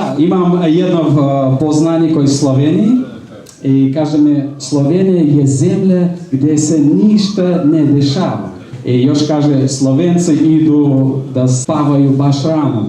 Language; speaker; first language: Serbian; non-native, fluent; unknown